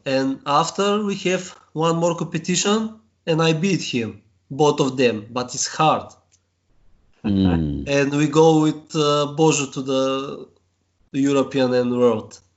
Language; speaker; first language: English; non-native, learner; Bulgarian